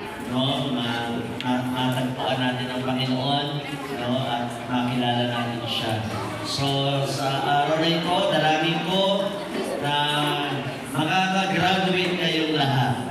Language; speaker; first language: Filipino; native; Filipino